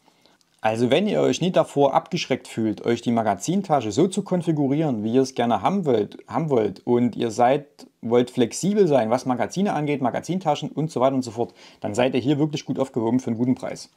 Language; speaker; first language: German; native; German